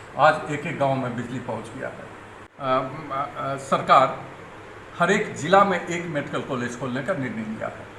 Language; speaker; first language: Hindi; native; Hindi